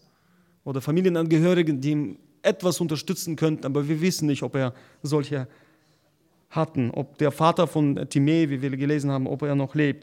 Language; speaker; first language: German; non-native, fluent; Russian